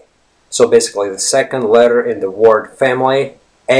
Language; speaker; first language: English; non-native, fluent; Latvian